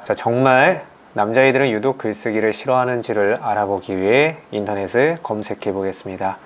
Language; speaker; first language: Korean; native; Korean